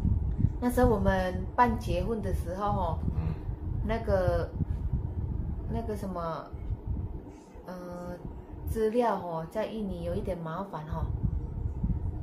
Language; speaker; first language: Chinese; non-native, fluent; Indonesian